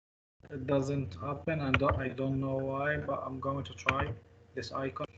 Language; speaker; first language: English; non-native, fluent; Arabic